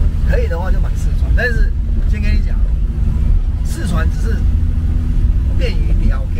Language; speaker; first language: Chinese; native; Chinese